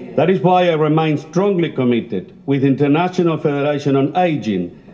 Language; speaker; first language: English; non-native, fluent; Spanish